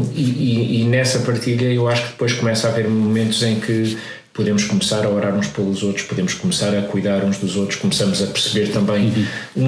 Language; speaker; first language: Portuguese; native; Portuguese